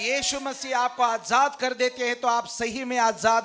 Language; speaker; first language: Hindi; native; Hindi